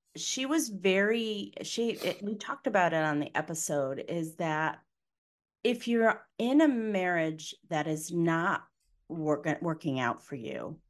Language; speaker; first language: English; native; English